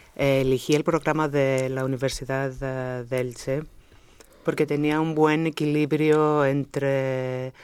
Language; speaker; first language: Spanish; non-native, fluent; Greek